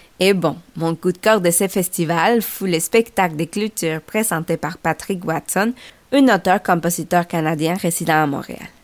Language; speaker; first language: French; non-native, fluent; Spanish